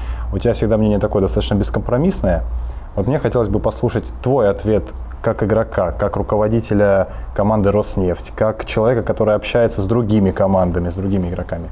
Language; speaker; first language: Russian; native; Russian